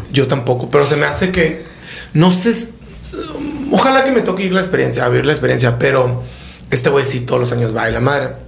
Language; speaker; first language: Spanish; native; Spanish